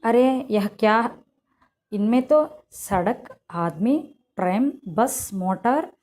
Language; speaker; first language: Hindi; non-native, local second language; Telugu